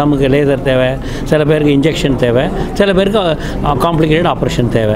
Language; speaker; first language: Tamil; native; Tamil